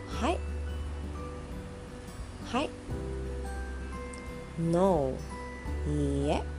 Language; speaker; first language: Japanese; non-native, learner; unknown